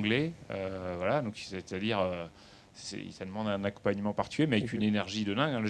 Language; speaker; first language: French; native; French